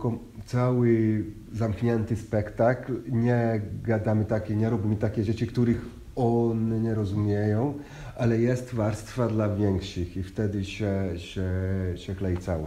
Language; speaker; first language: Polish; non-native, fluent; Hungarian